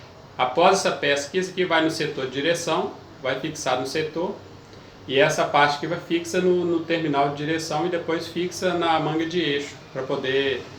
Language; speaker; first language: Portuguese; native; Portuguese